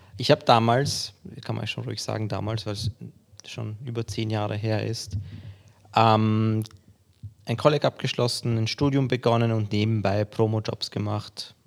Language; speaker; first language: German; early bilingual, other home language; Polish